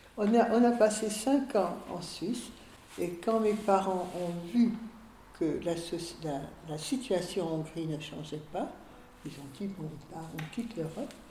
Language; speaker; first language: French; early bilingual, other home language; Hungarian